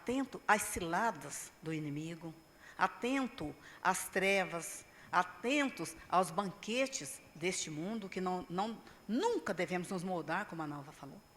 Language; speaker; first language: Portuguese; native; Portuguese